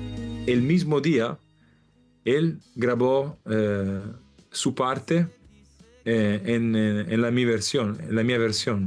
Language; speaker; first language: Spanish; non-native, learner; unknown